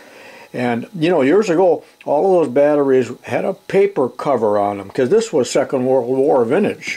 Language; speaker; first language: English; native; English